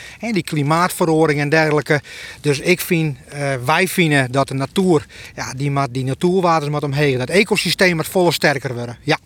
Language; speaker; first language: Dutch; native; Dutch